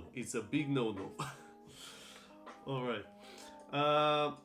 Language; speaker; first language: English; non-native, fluent; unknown